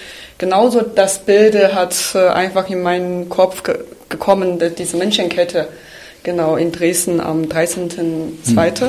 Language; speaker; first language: German; non-native, fluent; Chinese